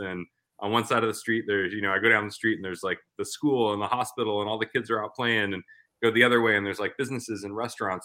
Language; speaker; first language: English; native; English